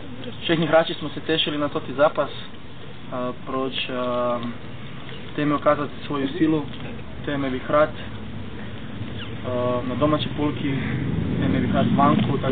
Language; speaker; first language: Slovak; non-native, learner; Croatian